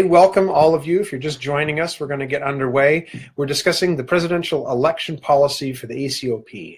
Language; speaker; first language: English; native; English